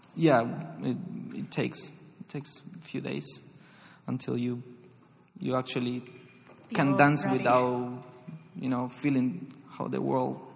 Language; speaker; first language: English; non-native, fluent; Spanish